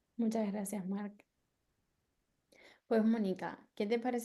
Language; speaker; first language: Spanish; native; Spanish